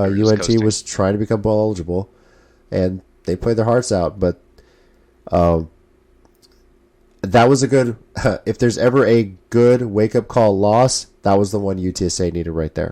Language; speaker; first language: English; native; English